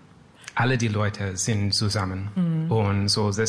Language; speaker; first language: German; non-native, learner; French